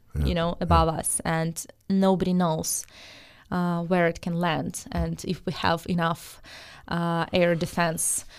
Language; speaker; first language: English; non-native, fluent; Russian